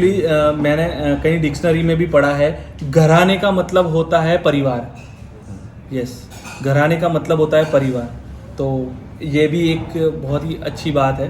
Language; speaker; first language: Hindi; native; Hindi